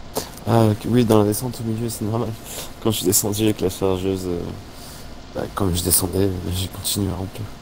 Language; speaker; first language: French; native; French